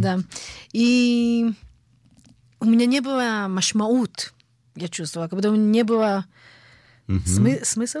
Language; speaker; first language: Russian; early bilingual, heritage; Hebrew